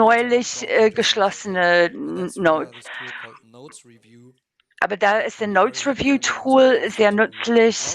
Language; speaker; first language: German; non-native, learner; English